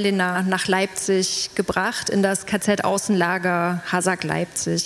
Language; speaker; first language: German; native; German